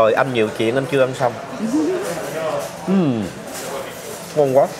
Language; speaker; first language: Vietnamese; native; Vietnamese